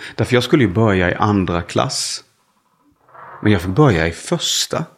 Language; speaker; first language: Swedish; native; Swedish